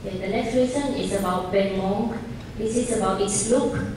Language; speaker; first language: English; non-native, fluent; Thai